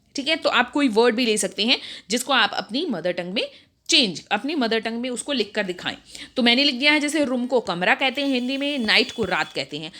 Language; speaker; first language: Hindi; native; Hindi